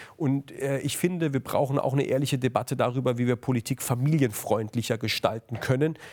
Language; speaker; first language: German; native; German